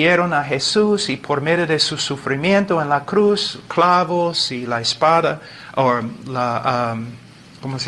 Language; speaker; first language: Spanish; non-native, fluent; English